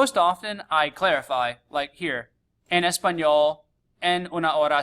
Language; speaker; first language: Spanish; non-native, fluent; English